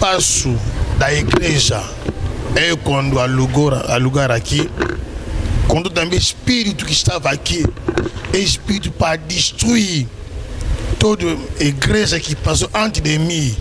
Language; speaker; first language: Portuguese; non-native, learner; Lingala